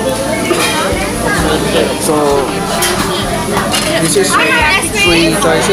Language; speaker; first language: English; non-native, learner; Indonesian